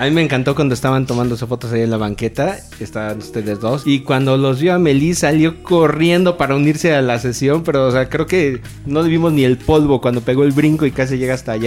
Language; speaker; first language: Spanish; native; Spanish